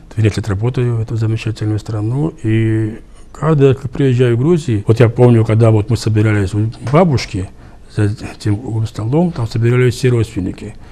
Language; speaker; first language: Russian; non-native, local second language; Georgian